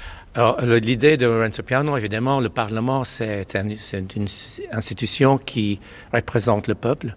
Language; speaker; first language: French; non-native, fluent; Maltese